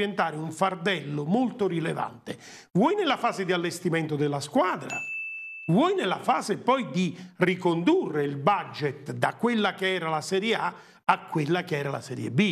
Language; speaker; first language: Italian; native; Italian